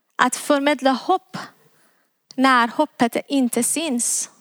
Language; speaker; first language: Swedish; non-native, fluent; Persian